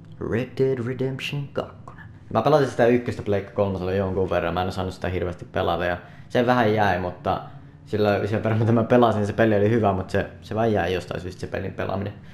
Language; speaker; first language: Finnish; native; Finnish